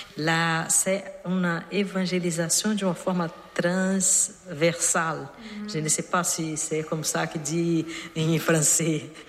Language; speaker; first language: French; non-native, learner; Portuguese